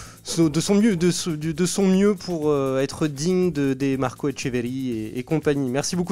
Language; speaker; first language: French; native; French